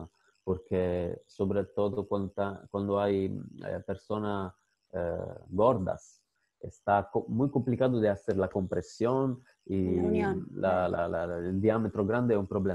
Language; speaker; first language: Spanish; non-native, fluent; Italian